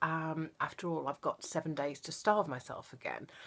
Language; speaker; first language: English; native; English